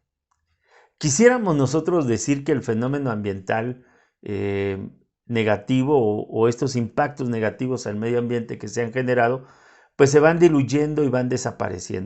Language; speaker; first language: Spanish; native; Spanish